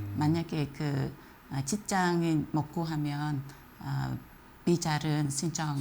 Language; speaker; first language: Korean; non-native, fluent; Vietnamese